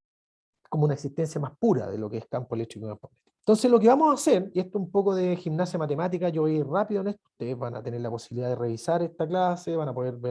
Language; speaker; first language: Spanish; native; Spanish